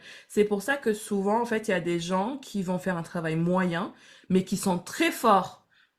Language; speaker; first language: French; native; French